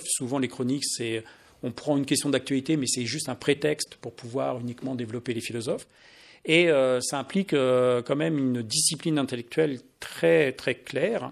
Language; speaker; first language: French; native; French